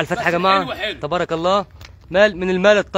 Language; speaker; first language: Arabic; native; Arabic